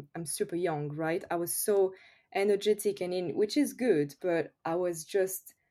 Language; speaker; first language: English; non-native, fluent; French